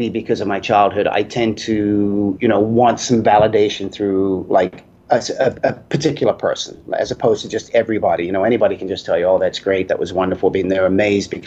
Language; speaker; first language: English; native; English